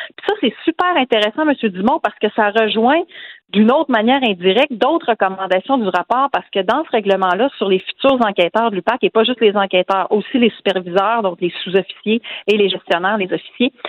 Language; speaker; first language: French; native; French